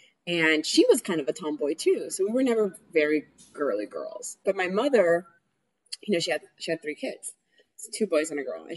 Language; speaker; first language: English; early bilingual, other home language; Spanish